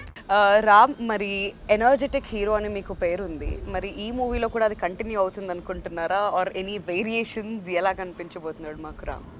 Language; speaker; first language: Telugu; native; Telugu